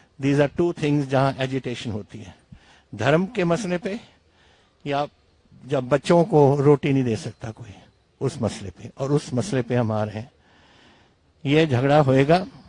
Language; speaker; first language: Hindi; non-native, local second language; Punjabi